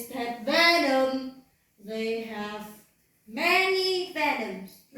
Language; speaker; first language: English; non-native, learner; Vietnamese